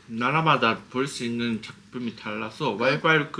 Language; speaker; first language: Korean; non-native, learner; Japanese